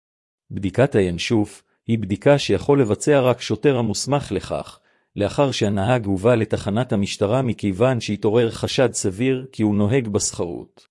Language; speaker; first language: Hebrew; native; Hebrew